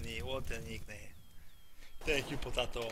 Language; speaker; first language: English; non-native, learner; Polish